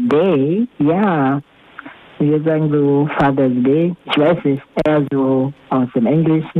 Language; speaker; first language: German; non-native, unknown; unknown